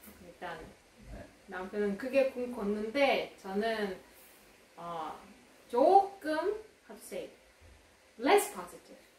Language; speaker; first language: Korean; non-native, learner; Russian